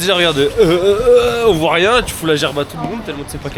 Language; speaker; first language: French; native; French